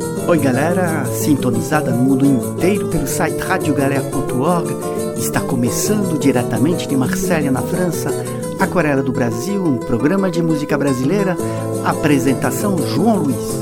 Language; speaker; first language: Portuguese; non-native, fluent; French